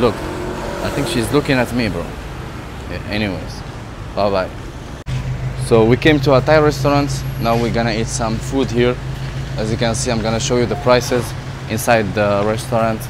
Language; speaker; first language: English; non-native, learner; Arabic